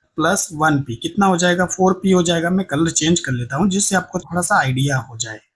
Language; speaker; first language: Hindi; non-native, local second language; Gujarati